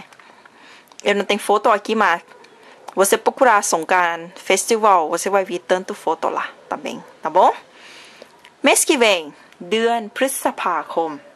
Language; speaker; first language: Portuguese; non-native, learner; Thai